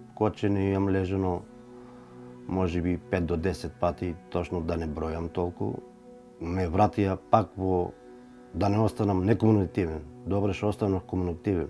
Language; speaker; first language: Macedonian; native; Macedonian